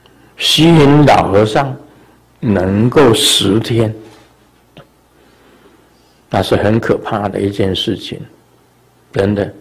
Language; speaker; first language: Chinese; native; Chinese